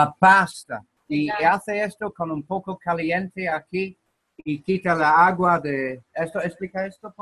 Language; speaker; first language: Spanish; non-native, learner; English